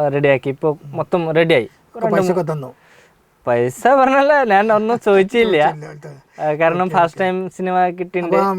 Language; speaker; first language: Malayalam; non-native, local second language; Bangla